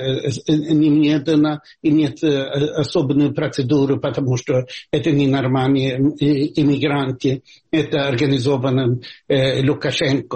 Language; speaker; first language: Russian; non-native, fluent; Swedish